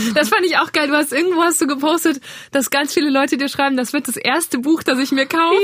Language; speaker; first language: German; native; German